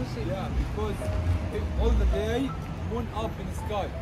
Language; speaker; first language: English; non-native, learner; Arabic